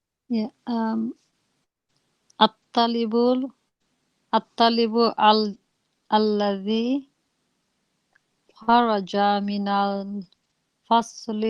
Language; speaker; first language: Arabic; non-native, learner; English